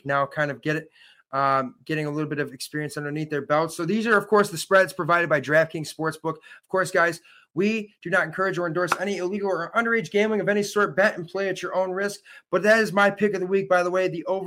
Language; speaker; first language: English; native; English